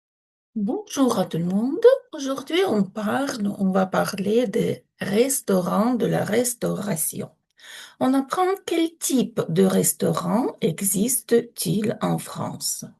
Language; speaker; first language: French; non-native, fluent; Ukrainian